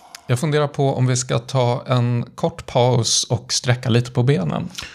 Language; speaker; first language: Swedish; native; Swedish